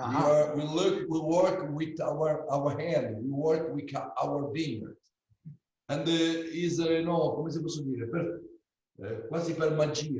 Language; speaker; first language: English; non-native, learner; Italian